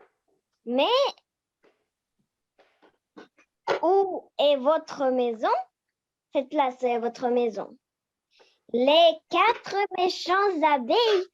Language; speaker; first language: French; non-native, learner; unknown